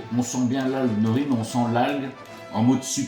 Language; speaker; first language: French; native; French